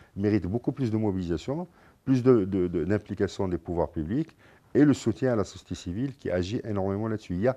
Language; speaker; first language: French; non-native, local second language; Arabic